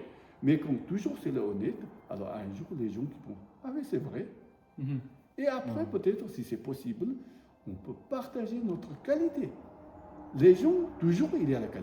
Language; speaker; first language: French; non-native, learner; Tibetan